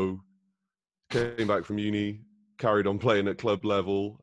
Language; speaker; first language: English; native; English